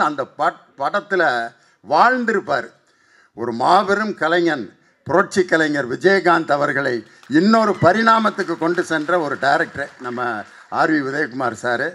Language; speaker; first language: Tamil; native; Tamil